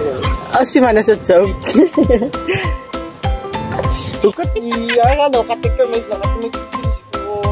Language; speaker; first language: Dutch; non-native, learner; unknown